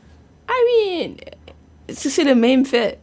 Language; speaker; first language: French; non-native, fluent; English